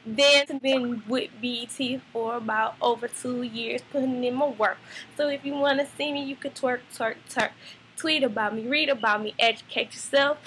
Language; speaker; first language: English; native; English